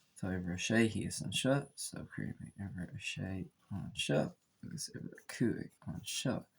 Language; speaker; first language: Irish; non-native, local second language; English